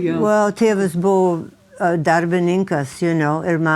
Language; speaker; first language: Lithuanian; early bilingual, heritage; Lithuanian